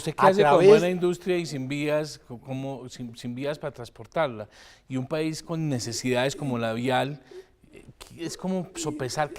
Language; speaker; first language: Spanish; native; Spanish